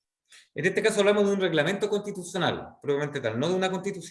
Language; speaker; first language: Spanish; native; Spanish